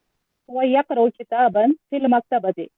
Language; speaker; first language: Arabic; non-native, learner; Urdu